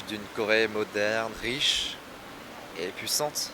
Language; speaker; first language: French; early bilingual, other home language; Korean